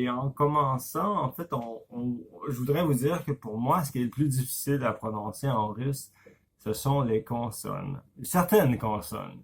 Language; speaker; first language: French; native; French